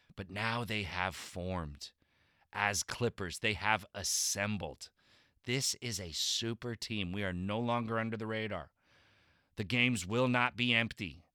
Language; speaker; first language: English; native; English